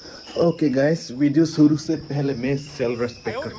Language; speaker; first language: Hindi; non-native, local second language; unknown